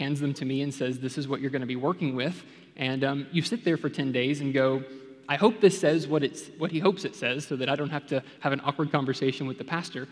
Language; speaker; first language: English; native; English